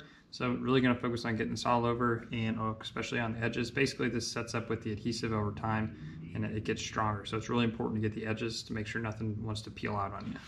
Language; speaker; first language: English; native; English